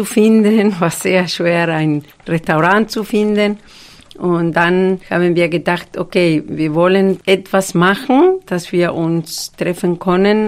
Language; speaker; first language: German; non-native, fluent; Spanish